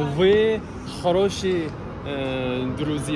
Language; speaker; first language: Russian; non-native, learner; Persian